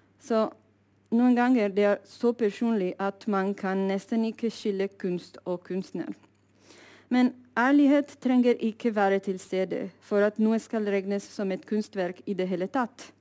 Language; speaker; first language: Norwegian; non-native, fluent; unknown